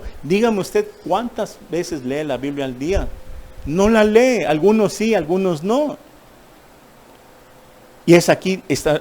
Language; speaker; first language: Spanish; native; Spanish